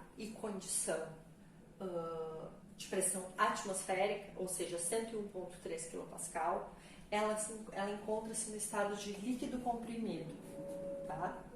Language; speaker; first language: Portuguese; native; Portuguese